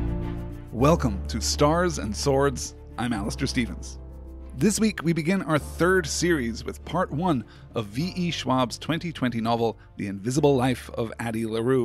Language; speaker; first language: English; native; English